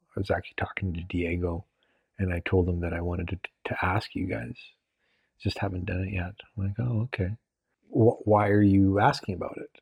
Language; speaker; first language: English; native; English